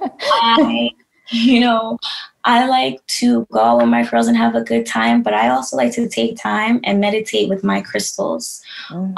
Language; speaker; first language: English; native; English